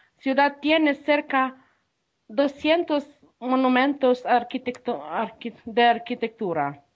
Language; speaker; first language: Spanish; non-native, learner; Ukrainian